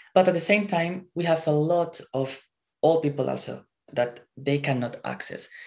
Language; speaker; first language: English; non-native, fluent; Spanish